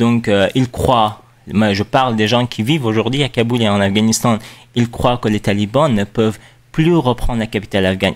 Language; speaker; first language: French; non-native, fluent; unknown